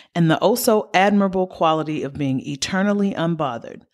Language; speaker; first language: English; native; English